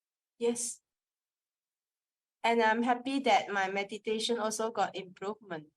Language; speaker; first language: English; non-native, learner; Thai